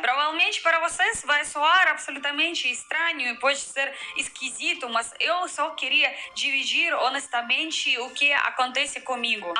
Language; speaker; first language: Portuguese; non-native, fluent; Russian